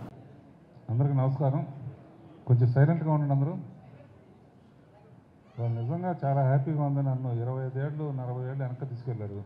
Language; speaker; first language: Telugu; native; Telugu